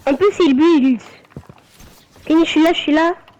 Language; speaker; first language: French; native; French